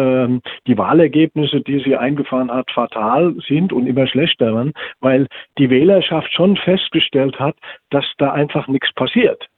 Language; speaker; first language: German; native; German